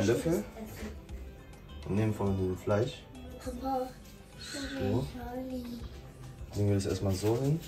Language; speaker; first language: German; native; German